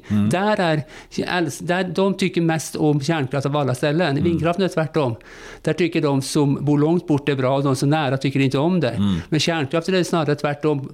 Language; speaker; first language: Swedish; non-native, fluent; Norwegian